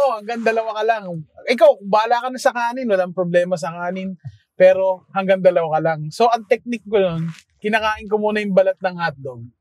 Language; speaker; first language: Filipino; native; Filipino